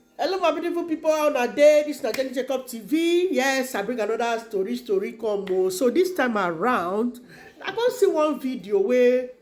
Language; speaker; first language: Nigerian Pidgin; native; Nigerian Pidgin